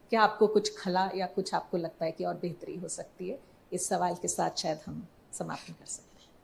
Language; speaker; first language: Hindi; native; Hindi